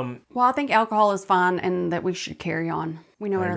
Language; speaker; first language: English; native; English